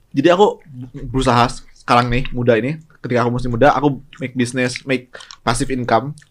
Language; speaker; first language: Indonesian; native; Indonesian